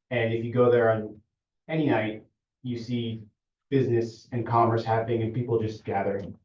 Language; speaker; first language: English; non-native, fluent; Italian